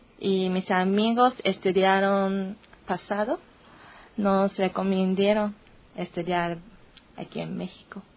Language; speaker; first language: Spanish; non-native, learner; Japanese